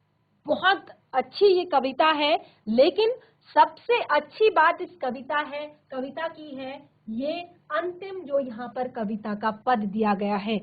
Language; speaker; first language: Hindi; native; Hindi